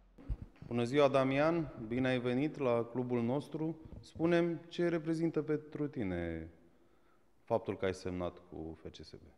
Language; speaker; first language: Romanian; native; Romanian